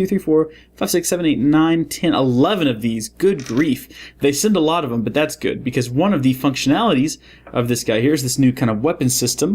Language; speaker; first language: English; native; English